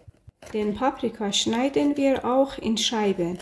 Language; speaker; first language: German; non-native, fluent; Persian